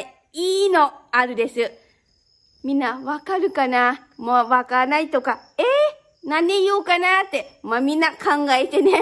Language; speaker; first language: Japanese; non-native, learner; Lao